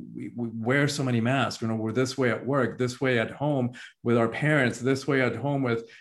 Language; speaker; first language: English; early bilingual, other home language; Spanish